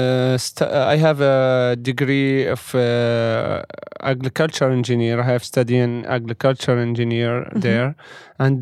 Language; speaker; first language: English; non-native, learner; Arabic